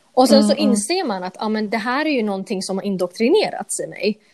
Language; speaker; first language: Swedish; non-native, local second language; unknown